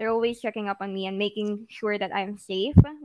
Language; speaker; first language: English; non-native, local second language; Filipino